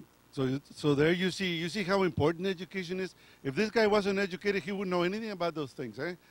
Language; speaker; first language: English; early bilingual, other home language; Spanish